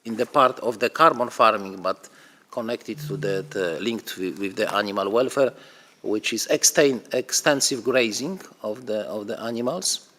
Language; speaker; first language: English; non-native, fluent; Polish